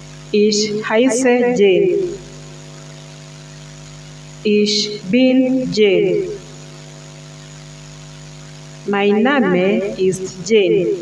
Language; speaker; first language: German; non-native, learner; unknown